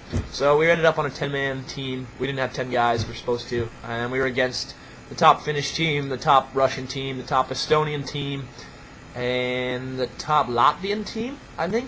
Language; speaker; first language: English; native; English